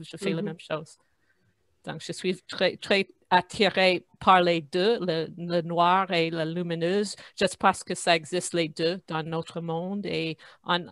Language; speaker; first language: French; non-native, fluent; English